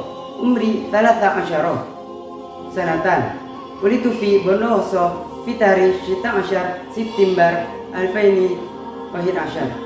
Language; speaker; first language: Arabic; non-native, learner; Indonesian